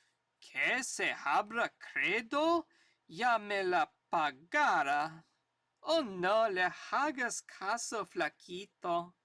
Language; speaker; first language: Spanish; non-native, learner; English